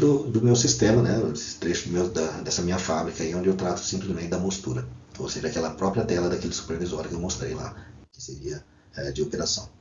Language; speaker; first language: Portuguese; native; Portuguese